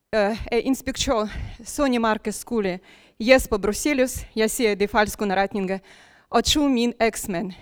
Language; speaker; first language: Danish; non-native, local second language; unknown